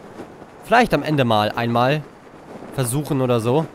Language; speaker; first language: German; native; German